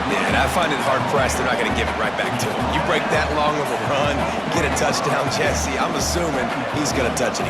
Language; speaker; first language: English; native; English